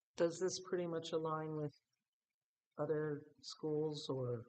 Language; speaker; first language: English; native; English